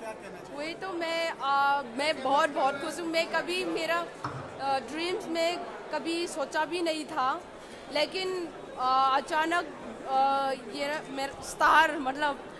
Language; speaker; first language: Hindi; non-native, local second language; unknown